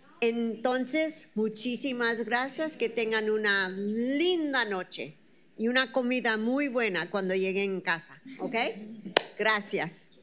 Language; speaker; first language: Spanish; early bilingual, heritage; Spanish